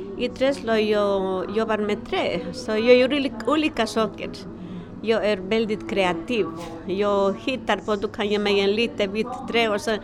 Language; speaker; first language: Swedish; non-native, learner; Spanish